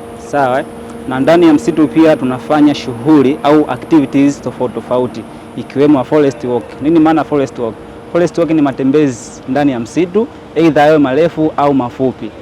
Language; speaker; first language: Swahili; native; Swahili